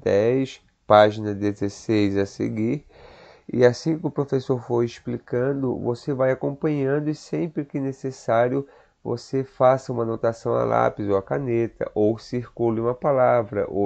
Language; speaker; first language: Portuguese; native; Portuguese